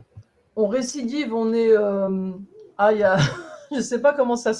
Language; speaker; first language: French; native; French